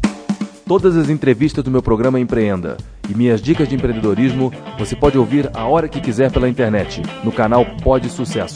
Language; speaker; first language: Portuguese; native; Portuguese